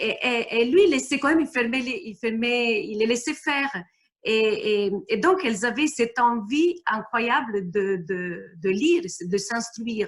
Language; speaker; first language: French; non-native, fluent; Italian